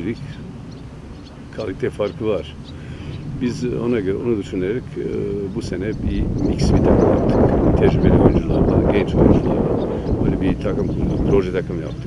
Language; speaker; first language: Turkish; non-native, fluent; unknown